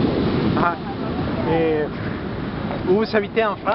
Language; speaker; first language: French; non-native, learner; Spanish